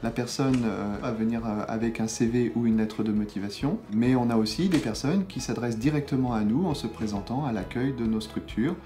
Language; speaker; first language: French; native; French